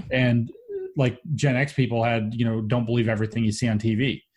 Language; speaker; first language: English; native; English